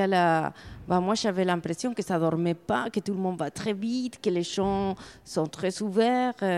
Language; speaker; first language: French; non-native, fluent; Spanish